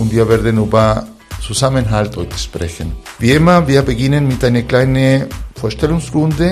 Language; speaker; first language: German; non-native, fluent; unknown